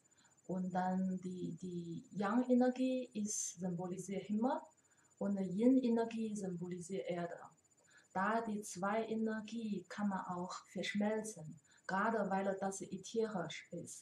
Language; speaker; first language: German; non-native, learner; Chinese